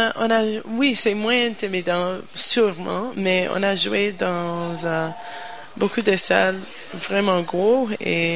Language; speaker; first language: French; non-native, learner; English